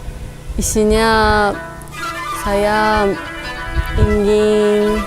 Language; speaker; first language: Indonesian; non-native, learner; Japanese